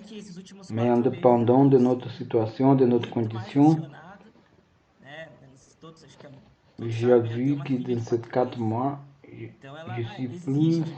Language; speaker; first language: French; non-native, learner; Portuguese